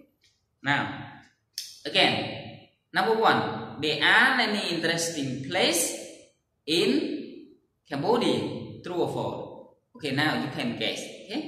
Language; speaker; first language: English; non-native, learner; Khmer